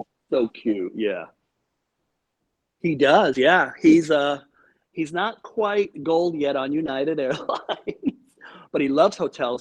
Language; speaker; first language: English; early bilingual, other home language; Spanish